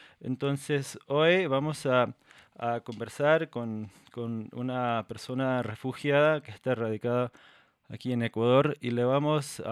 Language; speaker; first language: Spanish; non-native, fluent; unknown